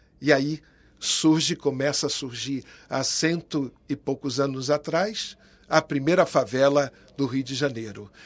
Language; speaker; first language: Portuguese; native; Portuguese